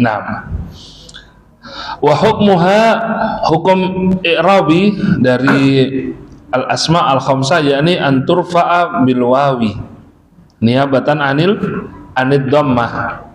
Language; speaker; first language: Arabic; non-native, fluent; Indonesian